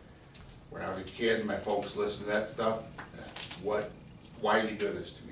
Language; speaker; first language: English; native; English